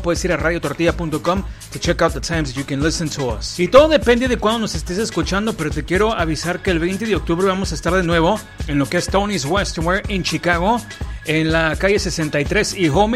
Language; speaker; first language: Spanish; early bilingual, heritage; Spanish